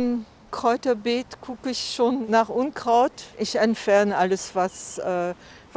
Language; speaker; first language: German; non-native, fluent; French